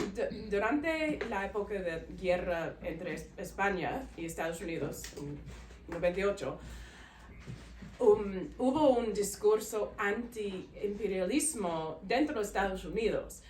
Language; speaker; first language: Spanish; non-native, learner; English